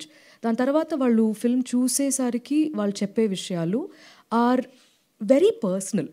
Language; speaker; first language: Telugu; non-native, fluent; Malayalam